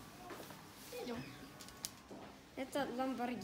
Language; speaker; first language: Russian; early bilingual, heritage; Russian